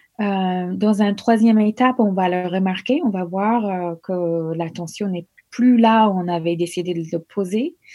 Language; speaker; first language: French; non-native, fluent; English